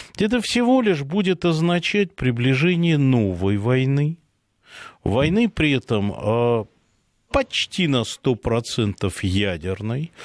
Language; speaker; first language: Russian; native; Russian